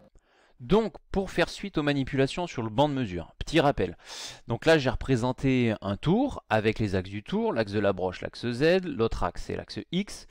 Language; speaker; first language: French; native; French